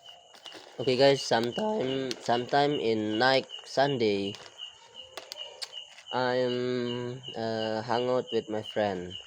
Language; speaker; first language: English; non-native, learner; Indonesian